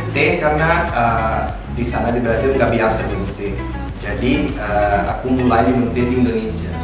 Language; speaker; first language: Indonesian; non-native, fluent; Portuguese